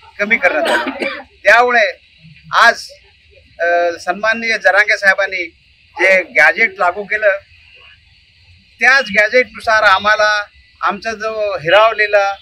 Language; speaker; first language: Marathi; non-native, local second language; Lambadi